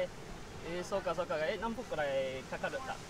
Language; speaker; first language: Japanese; non-native, learner; Malay